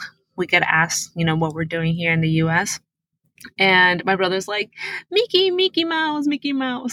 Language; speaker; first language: English; early bilingual, other home language; Spanish